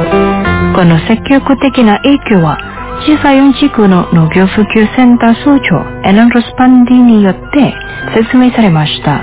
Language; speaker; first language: Japanese; non-native, fluent; Indonesian